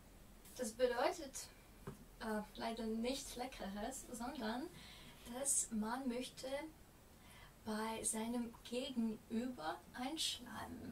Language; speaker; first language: German; non-native, fluent; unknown